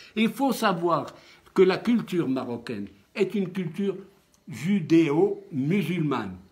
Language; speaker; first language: French; non-native, local second language; Arabic